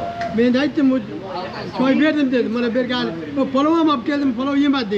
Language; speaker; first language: Turkish; non-native, learner; Arabic